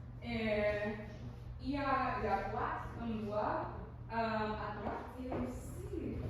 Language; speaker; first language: French; non-native, local second language; English